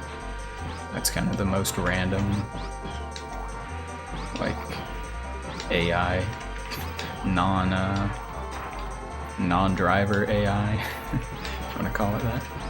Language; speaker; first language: English; native; English